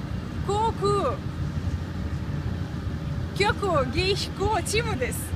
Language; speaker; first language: Japanese; non-native, fluent; Russian